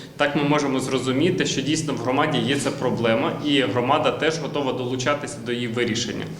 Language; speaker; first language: Ukrainian; native; Ukrainian